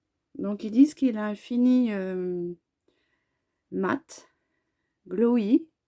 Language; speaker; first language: French; native; French